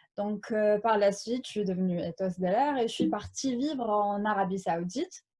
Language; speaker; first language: French; non-native, local second language; Arabic